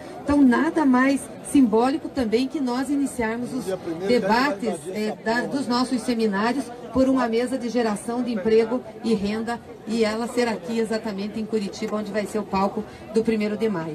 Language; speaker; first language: Portuguese; native; Portuguese